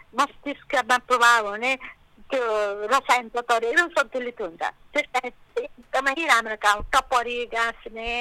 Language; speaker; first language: Nepali; native; Nepali